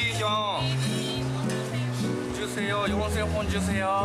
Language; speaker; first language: Korean; non-native, learner; Japanese